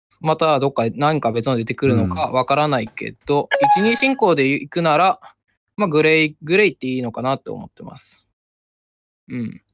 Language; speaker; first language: Japanese; native; Japanese